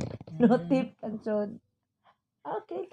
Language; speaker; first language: English; non-native, learner; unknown